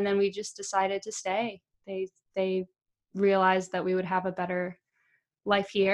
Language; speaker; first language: English; early bilingual, other home language; Portuguese